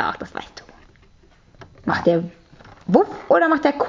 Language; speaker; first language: German; native; German